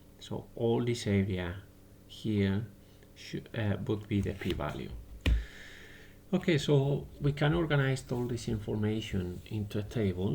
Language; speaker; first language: English; non-native, fluent; Spanish